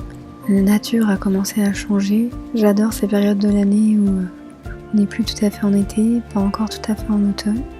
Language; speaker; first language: French; native; French